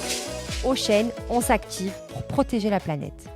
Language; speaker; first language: French; native; French